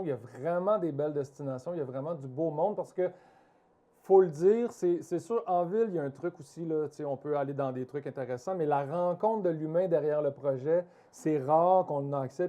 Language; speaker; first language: French; native; French